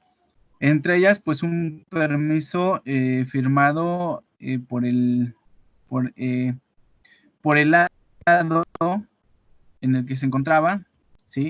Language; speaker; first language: Spanish; native; Spanish